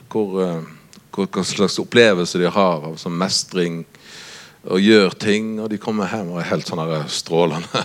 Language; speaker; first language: Norwegian; native; Norwegian